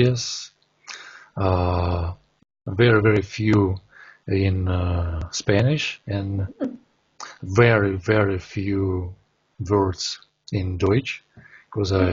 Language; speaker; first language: English; non-native, learner; Russian